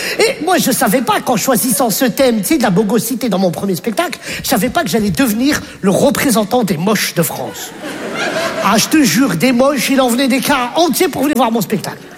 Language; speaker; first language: French; native; French